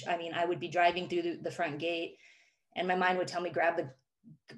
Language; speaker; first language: English; native; English